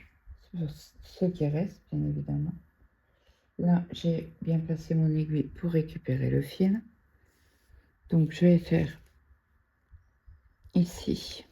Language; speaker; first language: French; native; French